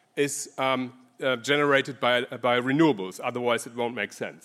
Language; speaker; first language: English; non-native, fluent; German